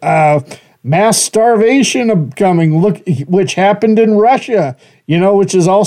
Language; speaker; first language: English; native; English